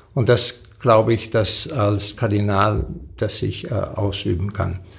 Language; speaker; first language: German; early bilingual, other home language; Portuguese